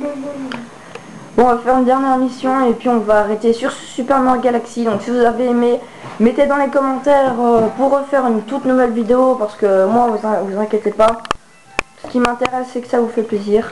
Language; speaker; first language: French; native; French